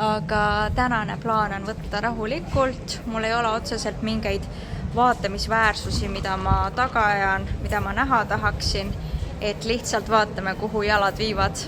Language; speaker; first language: Estonian; native; Estonian